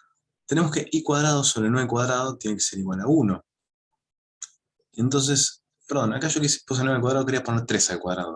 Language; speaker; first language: Spanish; native; Spanish